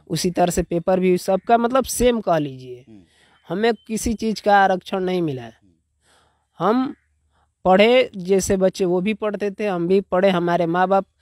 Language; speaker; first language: Hindi; native; Hindi